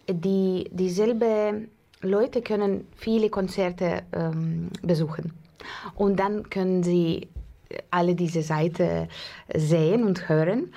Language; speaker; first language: German; non-native, fluent; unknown